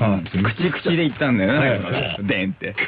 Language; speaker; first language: Japanese; native; Japanese